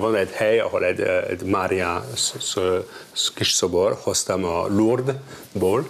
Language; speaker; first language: Hungarian; non-native, learner; French